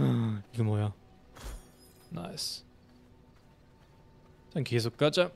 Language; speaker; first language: Korean; non-native, fluent; German